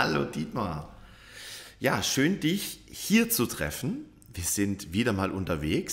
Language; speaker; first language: German; native; German